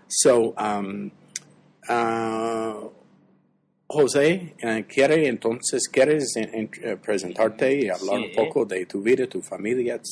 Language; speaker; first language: Spanish; non-native, fluent; English